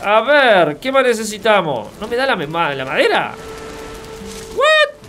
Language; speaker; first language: Spanish; native; Spanish